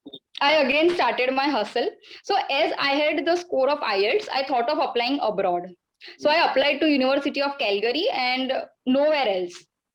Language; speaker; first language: English; non-native, local second language; Gujarati